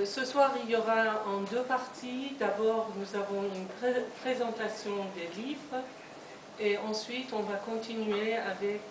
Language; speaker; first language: French; non-native, fluent; Persian